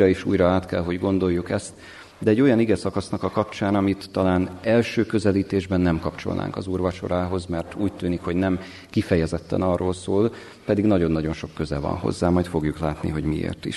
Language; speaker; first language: Hungarian; native; Hungarian